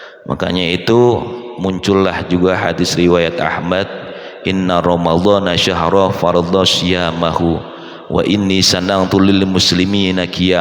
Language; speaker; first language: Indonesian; native; Indonesian